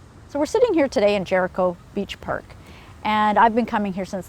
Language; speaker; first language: English; native; English